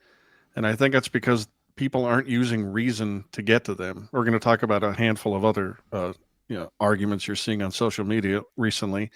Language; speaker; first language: English; native; English